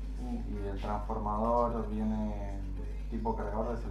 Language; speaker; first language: Spanish; native; Spanish